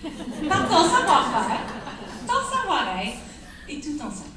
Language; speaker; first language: French; native; French